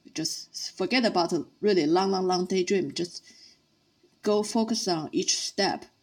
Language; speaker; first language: English; non-native, fluent; Chinese